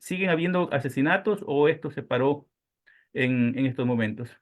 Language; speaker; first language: Spanish; native; Spanish